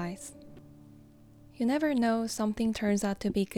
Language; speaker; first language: English; non-native, fluent; Korean